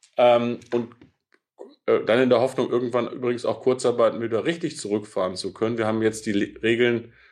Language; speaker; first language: German; native; German